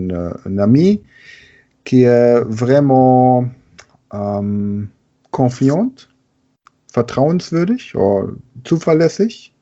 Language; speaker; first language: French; non-native, learner; German